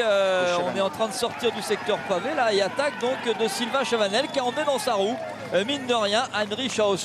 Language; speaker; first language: French; native; French